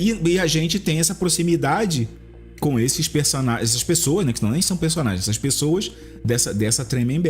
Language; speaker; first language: Portuguese; native; Portuguese